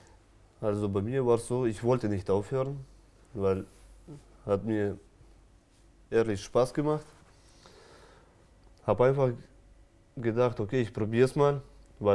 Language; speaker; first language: German; non-native, fluent; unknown